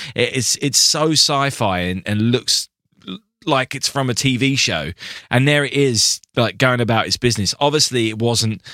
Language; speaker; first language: English; native; English